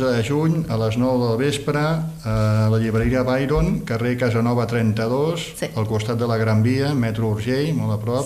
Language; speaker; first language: Catalan; native; Catalan